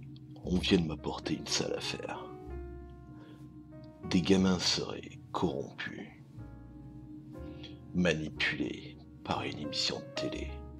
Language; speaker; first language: French; native; French